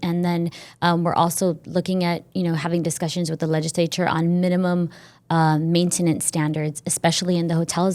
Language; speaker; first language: English; native; English